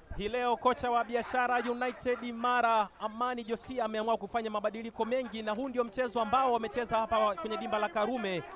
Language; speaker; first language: Swahili; native; Swahili